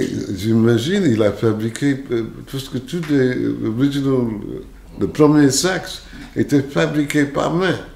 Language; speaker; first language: French; non-native, fluent; English